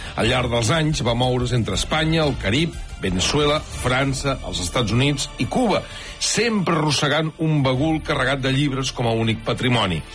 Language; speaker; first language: Catalan; native; Catalan